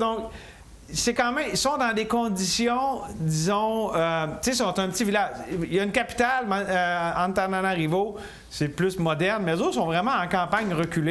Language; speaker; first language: French; native; French